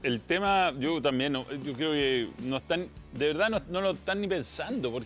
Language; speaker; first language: Spanish; native; Spanish